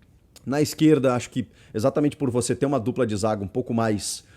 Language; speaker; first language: Portuguese; native; Portuguese